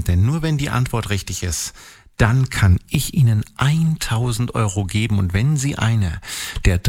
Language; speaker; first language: German; native; German